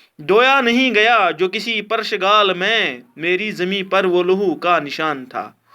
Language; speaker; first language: Urdu; non-native, local second language; Kashmiri